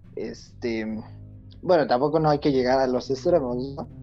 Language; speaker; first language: Spanish; native; Spanish